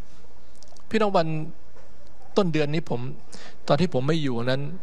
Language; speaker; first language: Thai; native; Thai